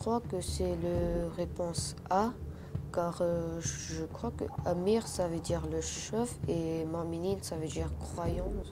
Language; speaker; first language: French; non-native, learner; Urdu